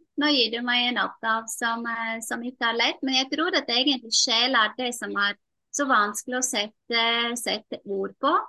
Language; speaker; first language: Norwegian; non-native, fluent; Latvian